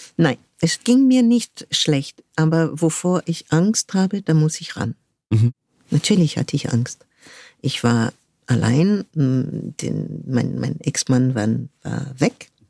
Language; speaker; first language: German; non-native, fluent; French